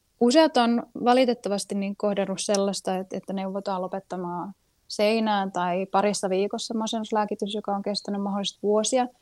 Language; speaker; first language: Finnish; native; Finnish